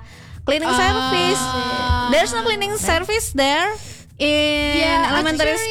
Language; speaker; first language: English; non-native, fluent; Indonesian